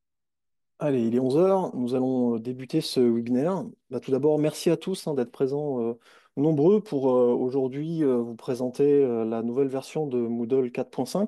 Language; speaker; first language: French; native; French